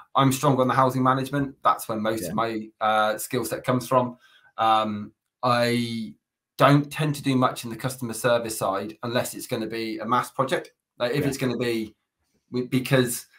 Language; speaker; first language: English; native; English